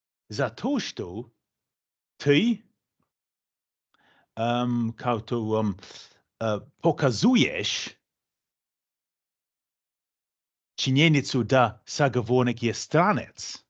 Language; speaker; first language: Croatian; non-native, fluent; English